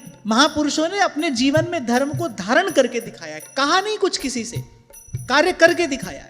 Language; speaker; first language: Hindi; native; Hindi